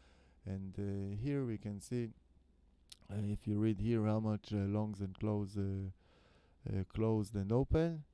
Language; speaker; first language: English; non-native, fluent; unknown